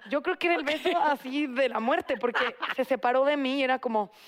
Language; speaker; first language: Spanish; native; Spanish